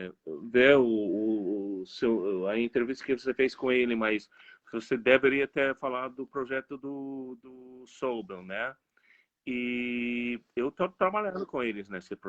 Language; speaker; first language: Portuguese; non-native, fluent; English